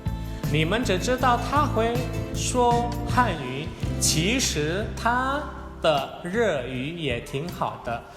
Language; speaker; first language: Chinese; non-native, fluent; Indonesian